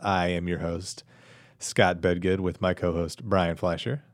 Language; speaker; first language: English; native; English